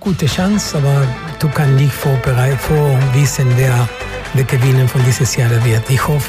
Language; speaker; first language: German; non-native, learner; Spanish